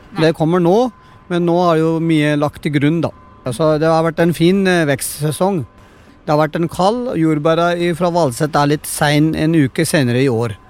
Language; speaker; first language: Norwegian; non-native, fluent; Punjabi